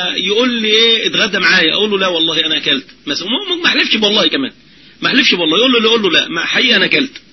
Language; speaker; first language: Arabic; native; Arabic